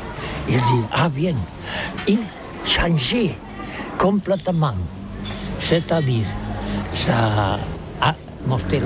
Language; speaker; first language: French; non-native, learner; Catalan